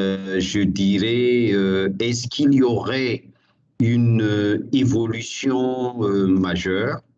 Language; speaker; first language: French; non-native, local second language; Malagasy